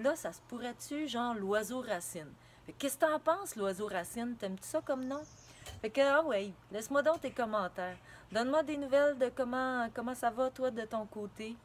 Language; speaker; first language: French; native; French